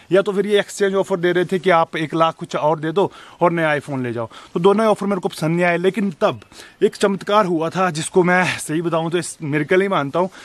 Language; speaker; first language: Hindi; native; Hindi